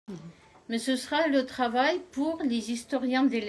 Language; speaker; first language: French; non-native, fluent; Russian